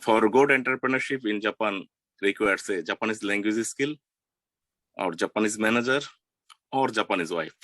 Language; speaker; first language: English; non-native, learner; Bangla